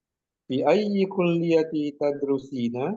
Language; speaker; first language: Arabic; non-native, learner; Indonesian